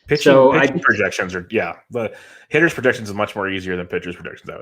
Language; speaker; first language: English; native; English